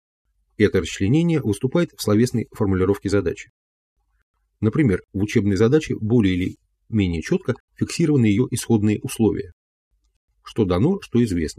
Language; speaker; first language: Russian; native; Russian